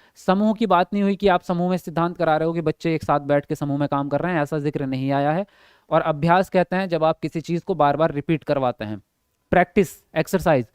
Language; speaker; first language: Hindi; native; Hindi